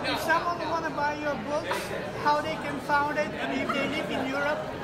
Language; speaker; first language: English; non-native, learner; Bulgarian